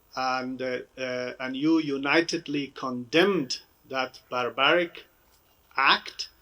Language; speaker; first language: English; non-native, fluent; Persian